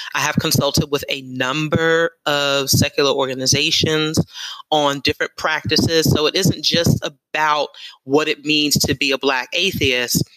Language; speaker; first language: English; native; English